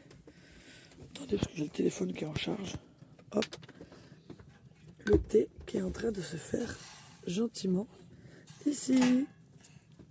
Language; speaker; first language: French; native; French